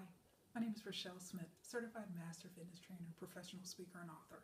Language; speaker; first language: English; native; English